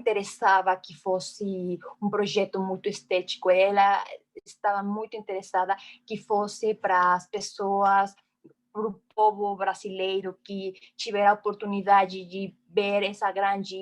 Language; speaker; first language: Portuguese; non-native, fluent; Spanish